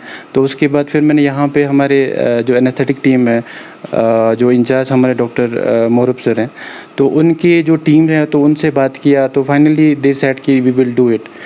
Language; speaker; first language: Hindi; non-native, local second language; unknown